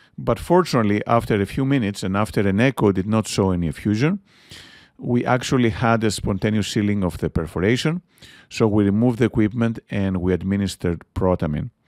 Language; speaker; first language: English; non-native, fluent; Greek